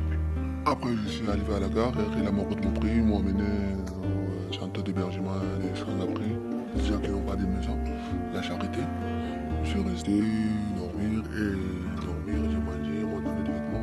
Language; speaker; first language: French; non-native, fluent; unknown